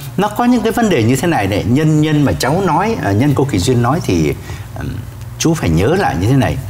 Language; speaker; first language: Vietnamese; native; Vietnamese